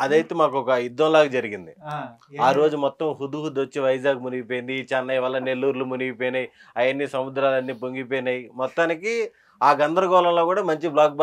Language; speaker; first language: Telugu; native; Telugu